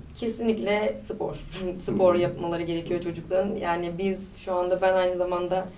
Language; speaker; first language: Turkish; native; Turkish